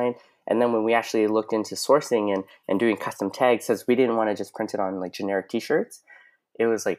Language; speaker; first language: English; native; English